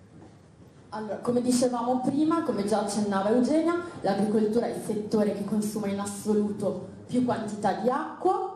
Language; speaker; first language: Italian; native; Italian